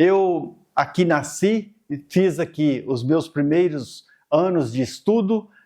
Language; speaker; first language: Portuguese; native; Portuguese